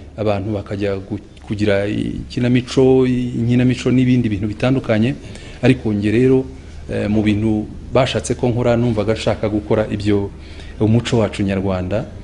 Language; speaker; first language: Kinyarwanda; early bilingual, heritage; Kinyarwanda